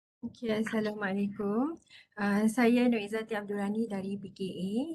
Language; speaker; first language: Malay; native; Malay